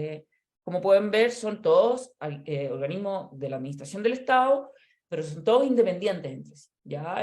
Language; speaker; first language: Spanish; native; Spanish